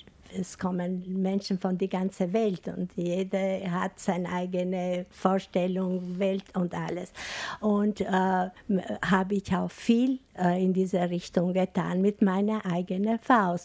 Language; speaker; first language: German; non-native, learner; Albanian